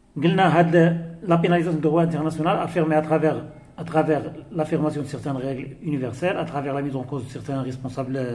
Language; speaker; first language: French; non-native, local second language; Arabic